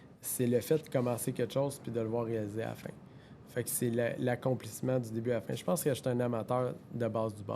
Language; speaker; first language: French; native; French